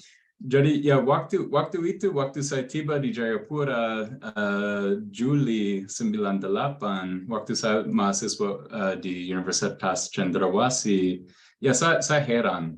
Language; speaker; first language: Indonesian; non-native, fluent; English